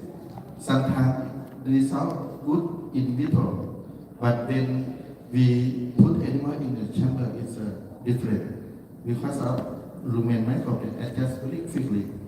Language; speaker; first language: English; non-native, learner; Thai